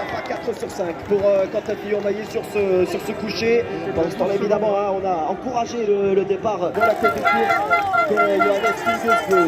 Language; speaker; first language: French; native; French